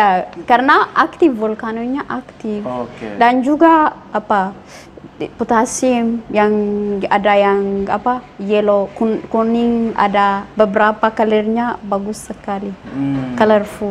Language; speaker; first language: Indonesian; non-native, learner; Amharic